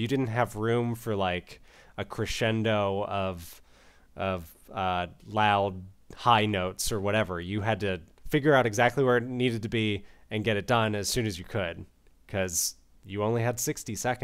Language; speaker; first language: English; native; English